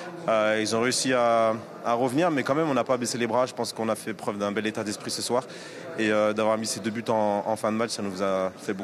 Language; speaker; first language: French; native; French